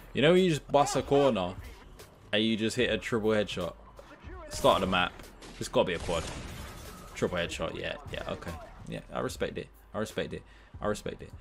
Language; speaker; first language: English; native; English